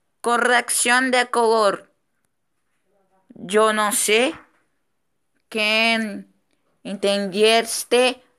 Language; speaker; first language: Spanish; non-native, fluent; Portuguese